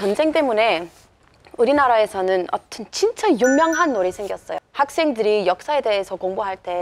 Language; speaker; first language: Korean; non-native, learner; English